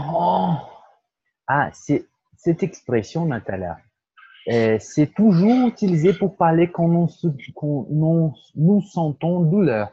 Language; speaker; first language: French; non-native, fluent; Portuguese